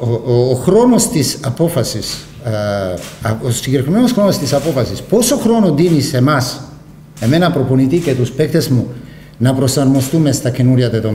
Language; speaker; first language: Greek; non-native, fluent; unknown